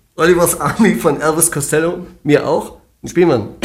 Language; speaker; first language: German; native; German